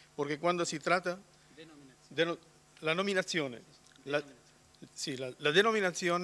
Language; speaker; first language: Italian; non-native, learner; Polish